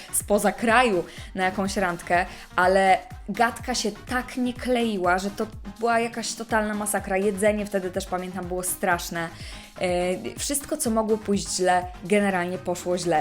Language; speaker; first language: Polish; native; Polish